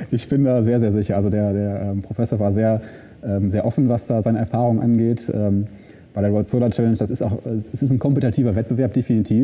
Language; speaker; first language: German; native; German